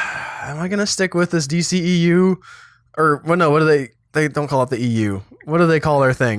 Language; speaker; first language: English; native; English